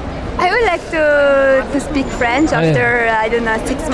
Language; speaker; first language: English; non-native, fluent; Italian